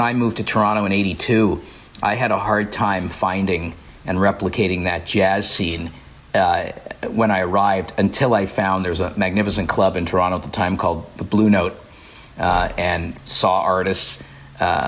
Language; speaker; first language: English; native; English